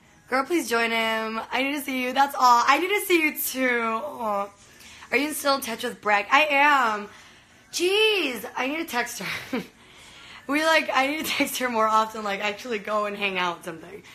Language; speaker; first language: English; early bilingual, other home language; Spanish